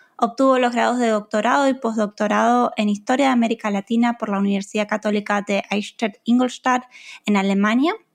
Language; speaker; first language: Spanish; native; Spanish